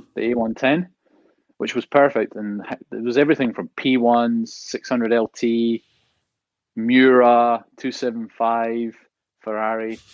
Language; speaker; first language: English; native; English